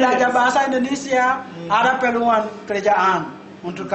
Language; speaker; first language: Indonesian; non-native, learner; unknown